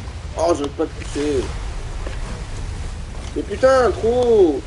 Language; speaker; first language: French; native; French